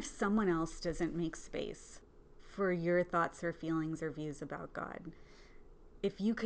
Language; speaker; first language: English; native; English